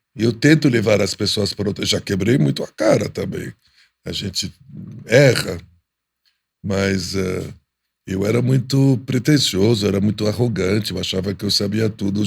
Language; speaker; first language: Portuguese; early bilingual, heritage; Portuguese